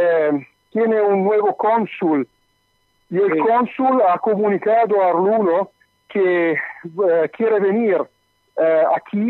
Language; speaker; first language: Spanish; non-native, learner; Italian